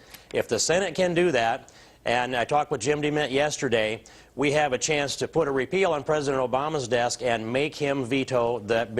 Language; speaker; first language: English; native; English